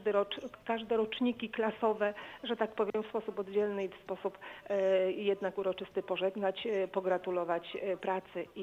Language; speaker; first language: Polish; native; Polish